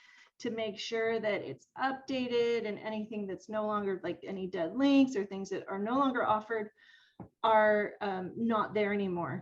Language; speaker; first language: English; native; English